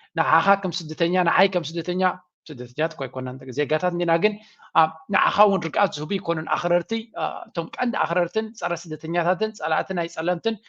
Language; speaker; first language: Tigrinya; native; Tigrinya